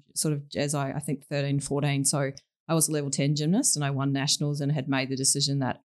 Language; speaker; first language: English; native; English